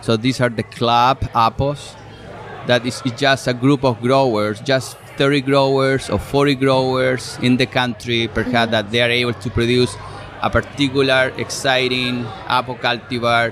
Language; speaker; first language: English; non-native, fluent; Spanish